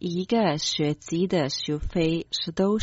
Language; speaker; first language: Chinese; non-native, learner; Croatian